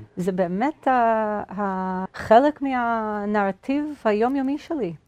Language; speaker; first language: Hebrew; non-native, fluent; English